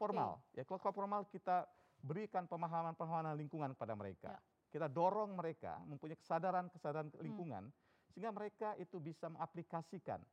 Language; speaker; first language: Indonesian; native; Indonesian